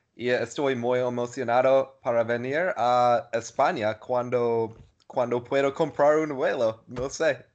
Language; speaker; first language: Spanish; non-native, learner; English